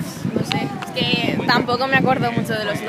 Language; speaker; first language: Spanish; native; Spanish